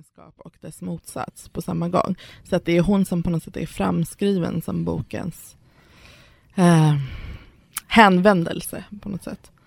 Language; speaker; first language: Swedish; early bilingual, other home language; Persian